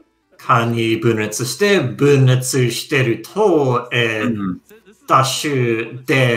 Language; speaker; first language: Japanese; non-native, learner; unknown